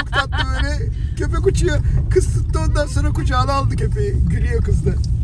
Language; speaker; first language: Turkish; native; Turkish